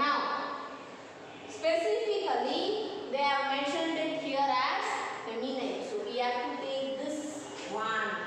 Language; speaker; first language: English; non-native, local second language; Tamil